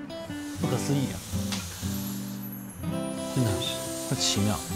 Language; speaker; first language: Chinese; native; Chinese